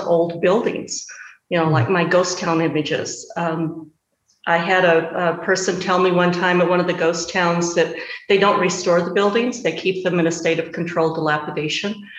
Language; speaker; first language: English; native; English